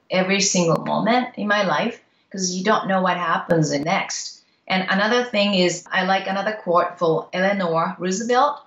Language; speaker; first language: English; non-native, fluent; Japanese